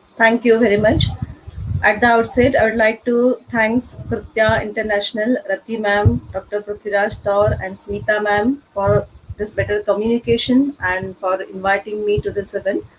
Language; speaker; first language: English; non-native, local second language; Marathi